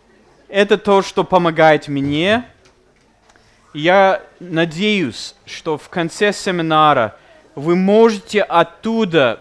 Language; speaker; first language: Russian; non-native, fluent; English